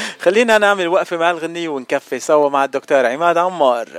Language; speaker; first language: Arabic; native; Arabic